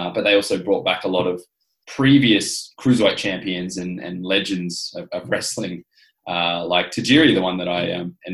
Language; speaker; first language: English; native; English